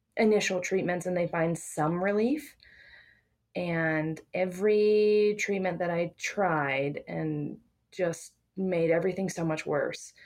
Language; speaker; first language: English; native; English